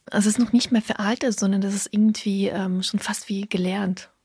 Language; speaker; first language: German; early bilingual, other home language; Russian